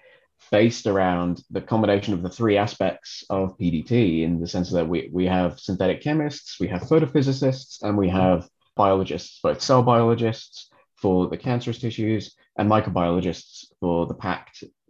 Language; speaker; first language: English; native; English